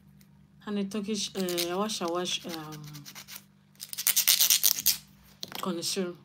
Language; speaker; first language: Turkish; non-native, learner; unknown